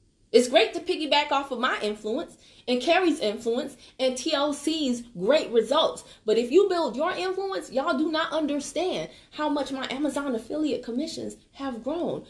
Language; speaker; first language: English; native; English